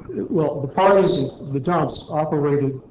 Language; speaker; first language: English; native; English